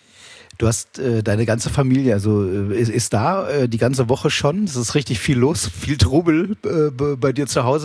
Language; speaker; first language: German; native; German